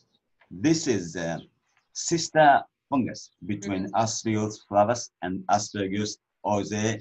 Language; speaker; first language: English; non-native, learner; Japanese